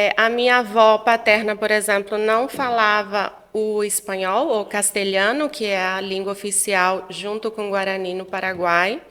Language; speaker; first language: Portuguese; non-native, fluent; Guarani